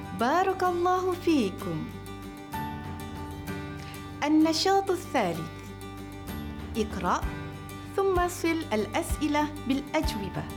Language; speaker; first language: Arabic; non-native, fluent; Malay